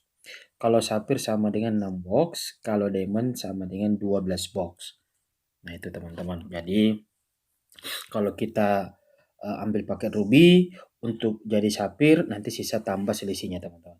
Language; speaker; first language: Indonesian; native; Indonesian